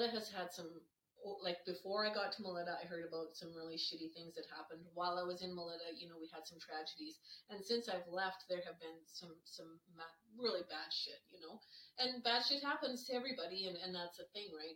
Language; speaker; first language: English; native; English